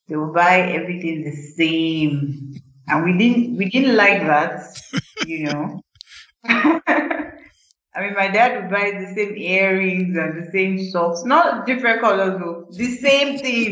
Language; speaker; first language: English; non-native, local second language; Yoruba